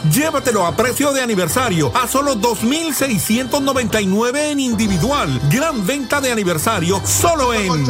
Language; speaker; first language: Spanish; native; Spanish